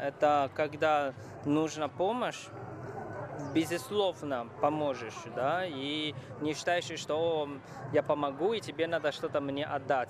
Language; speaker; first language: Russian; non-native, fluent; Chinese